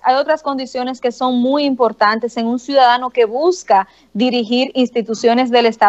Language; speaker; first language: Spanish; native; Spanish